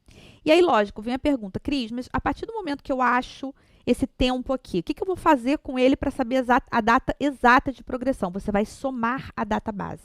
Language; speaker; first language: Portuguese; native; Portuguese